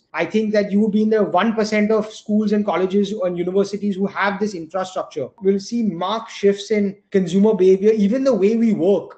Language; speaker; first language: English; non-native, local second language; Gujarati